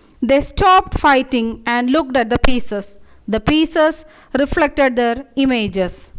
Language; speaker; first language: English; non-native, local second language; Malayalam